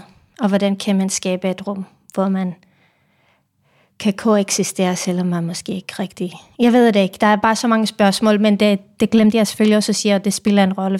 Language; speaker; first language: Danish; non-native, fluent; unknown